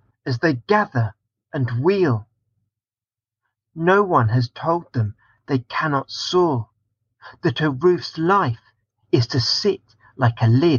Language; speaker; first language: English; native; English